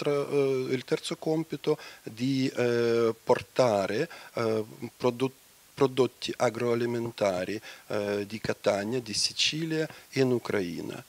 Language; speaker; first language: Italian; non-native, fluent; Ukrainian